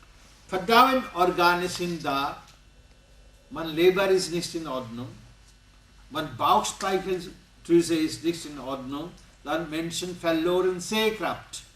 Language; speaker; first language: German; non-native, learner; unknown